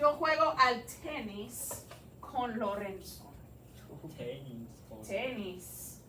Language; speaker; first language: Spanish; non-native, fluent; English